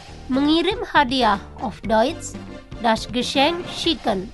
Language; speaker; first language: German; non-native, fluent; Indonesian